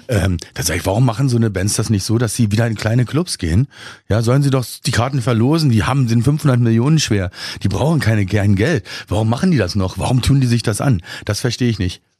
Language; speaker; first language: German; native; German